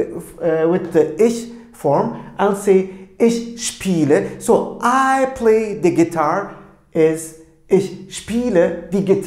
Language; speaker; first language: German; non-native, fluent; Turkish